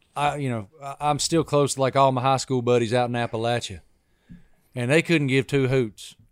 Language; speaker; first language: English; native; English